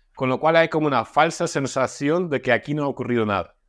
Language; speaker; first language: Spanish; non-native, fluent; Russian